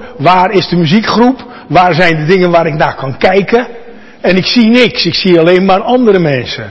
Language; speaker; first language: Dutch; native; Dutch